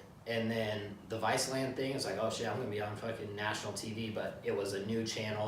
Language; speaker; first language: English; native; English